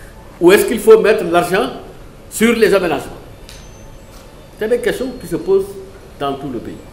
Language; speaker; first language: French; non-native, local second language; Wolof